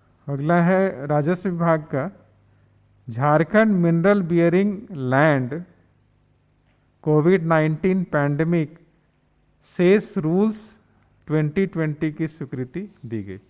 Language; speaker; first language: Hindi; native; Hindi